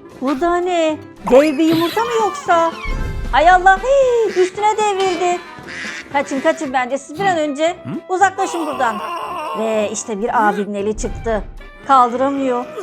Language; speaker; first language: Turkish; native; Turkish